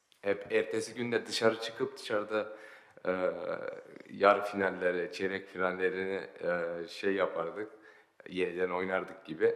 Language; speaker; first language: Turkish; early bilingual, heritage; Turkish